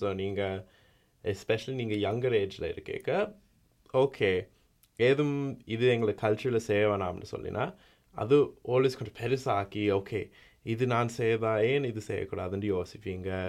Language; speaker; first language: Tamil; early bilingual, heritage; Tamil